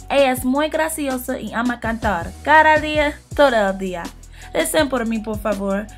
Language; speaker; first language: Spanish; non-native, learner; English